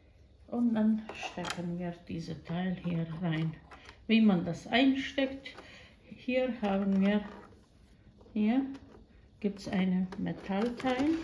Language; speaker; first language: German; non-native, fluent; Croatian